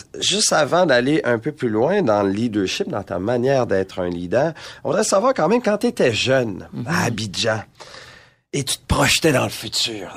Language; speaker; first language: French; native; French